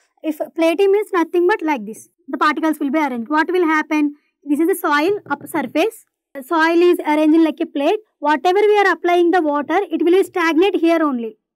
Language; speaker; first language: English; non-native, local second language; Telugu